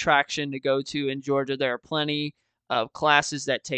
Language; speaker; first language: English; native; English